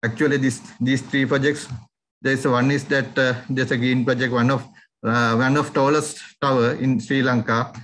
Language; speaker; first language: English; non-native, local second language; Sinhala